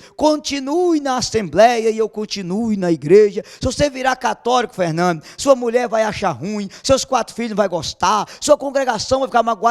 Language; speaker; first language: Portuguese; native; Portuguese